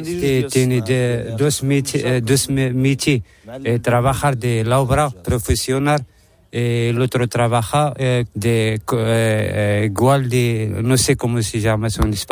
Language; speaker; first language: Spanish; non-native, learner; Arabic